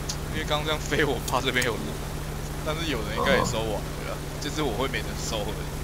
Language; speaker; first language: Chinese; native; Chinese